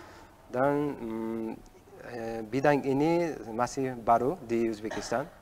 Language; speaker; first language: Indonesian; non-native, learner; Uzbek